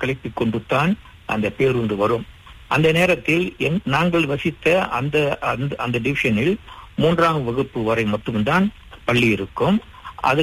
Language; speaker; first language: Tamil; early bilingual, heritage; Tamil